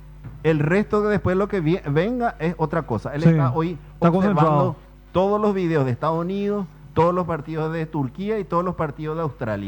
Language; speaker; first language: Spanish; native; Spanish